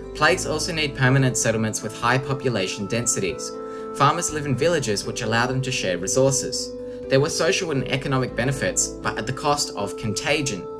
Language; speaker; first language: English; native; English